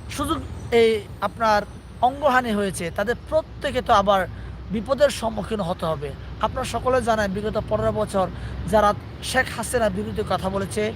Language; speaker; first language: Bangla; non-native, local second language; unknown